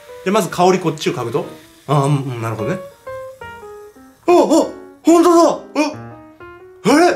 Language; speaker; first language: Japanese; native; Japanese